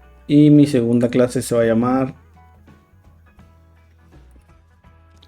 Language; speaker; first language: Spanish; native; Spanish